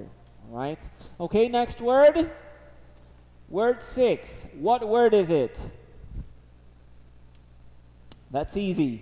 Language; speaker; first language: English; non-native, fluent; Portuguese